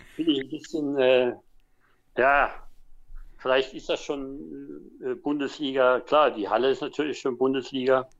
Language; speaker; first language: German; native; German